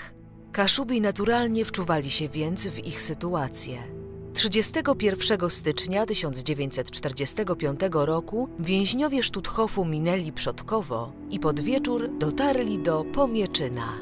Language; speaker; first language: Polish; native; Polish